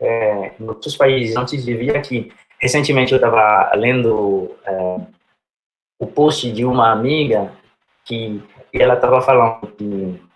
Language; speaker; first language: Portuguese; non-native, fluent; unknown